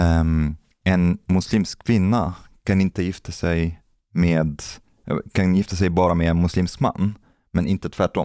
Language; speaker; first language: Swedish; non-native, fluent; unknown